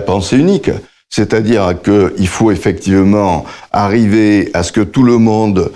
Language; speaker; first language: French; native; French